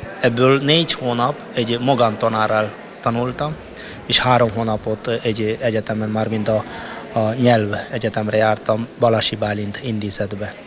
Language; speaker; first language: Hungarian; non-native, fluent; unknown